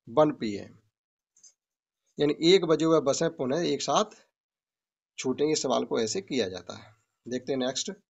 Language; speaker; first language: Hindi; native; Hindi